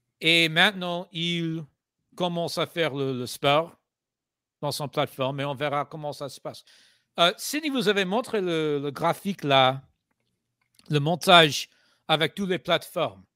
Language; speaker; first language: French; non-native, fluent; English